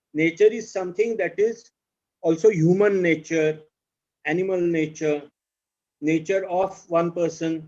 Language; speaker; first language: English; non-native, local second language; Marathi